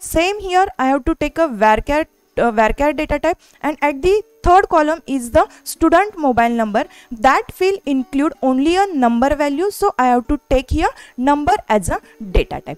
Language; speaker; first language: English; non-native, local second language; Marathi